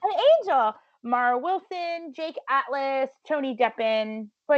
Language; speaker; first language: English; native; English